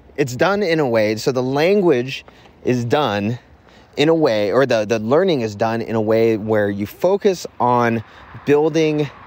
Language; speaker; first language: English; native; English